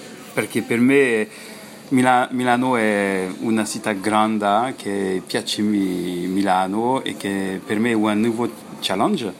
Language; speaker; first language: Italian; non-native, learner; French